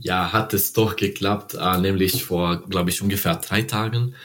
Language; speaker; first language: German; non-native, learner; Serbian